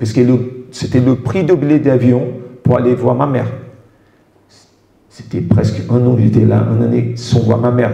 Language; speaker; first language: French; non-native, fluent; Portuguese